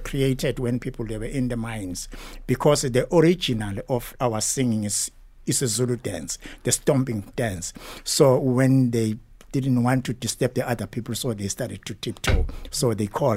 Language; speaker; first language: English; non-native, local second language; Zulu